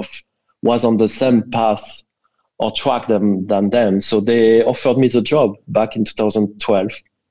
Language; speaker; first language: English; non-native, fluent; French